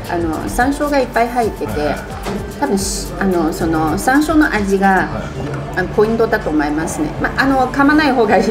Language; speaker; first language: Japanese; non-native, fluent; Chinese